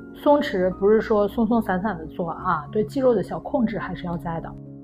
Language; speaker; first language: Chinese; native; Chinese